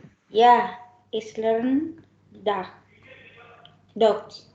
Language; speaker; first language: German; non-native, learner; Indonesian